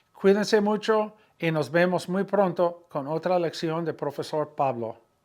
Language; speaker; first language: Spanish; non-native, fluent; English